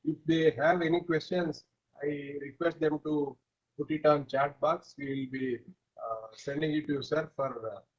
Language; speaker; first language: English; non-native, local second language; Kannada